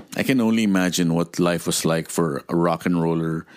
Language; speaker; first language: English; non-native, local second language; Filipino